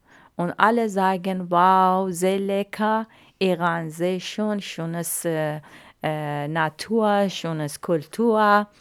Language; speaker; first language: German; non-native, learner; Arabic